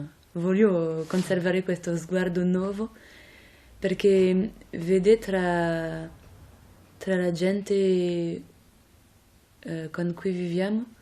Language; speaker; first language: Italian; non-native, fluent; French